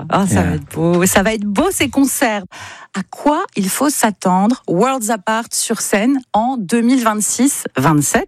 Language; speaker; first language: French; native; French